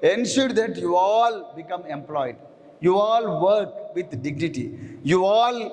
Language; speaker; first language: English; non-native, local second language; Telugu